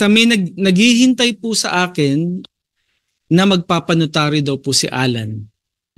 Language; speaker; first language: Filipino; native; Filipino